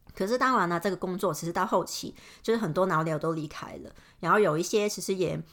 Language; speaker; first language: Chinese; non-native, local second language; Cantonese